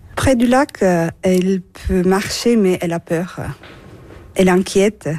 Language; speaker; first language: French; non-native, learner; Turkish